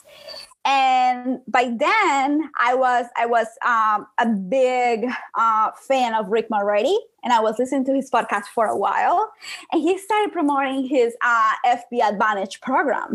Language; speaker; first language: English; non-native, fluent; Spanish